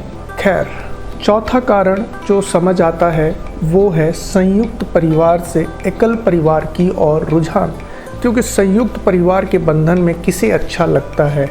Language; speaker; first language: Hindi; native; Hindi